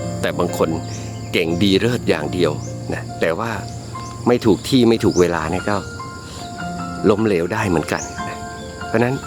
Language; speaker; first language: Thai; native; Thai